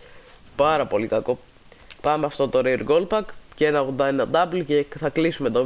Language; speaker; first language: Greek; native; Greek